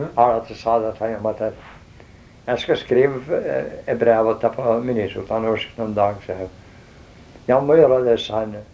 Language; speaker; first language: Norwegian; early bilingual, heritage; Norwegian